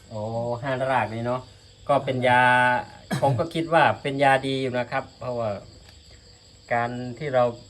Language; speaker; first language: Thai; non-native, local second language; Northeastern Thai